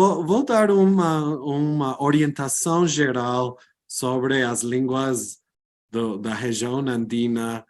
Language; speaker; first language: Portuguese; non-native, fluent; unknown